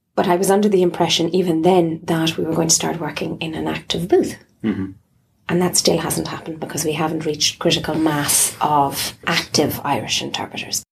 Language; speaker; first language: English; native; English